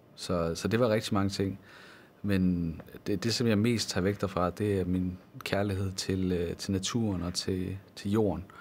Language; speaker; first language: Danish; native; Danish